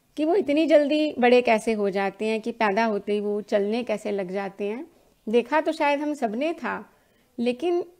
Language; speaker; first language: Hindi; native; Hindi